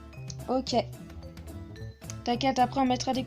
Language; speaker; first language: French; native; French